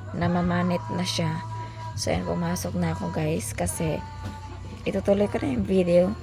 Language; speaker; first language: Filipino; native; Filipino